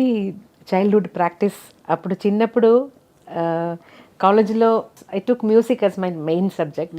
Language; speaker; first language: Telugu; non-native, fluent; Malayalam